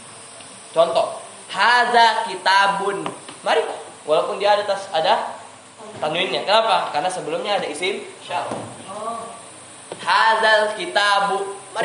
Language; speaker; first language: Indonesian; native; Indonesian